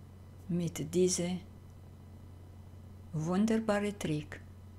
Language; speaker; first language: German; non-native, fluent; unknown